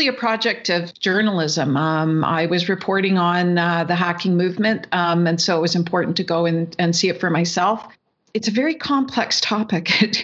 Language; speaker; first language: English; native; English